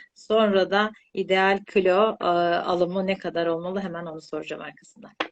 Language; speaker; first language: Turkish; native; Turkish